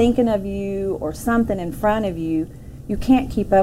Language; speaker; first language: English; native; English